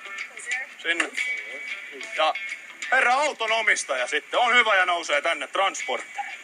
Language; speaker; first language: Finnish; native; Finnish